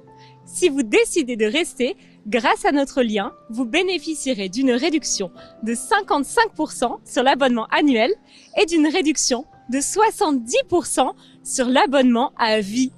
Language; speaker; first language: French; native; French